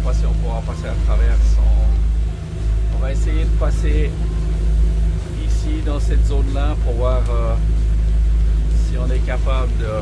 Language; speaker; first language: French; native; French